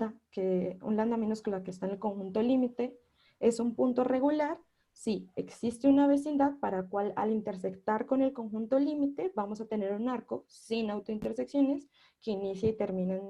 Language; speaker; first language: Spanish; native; Spanish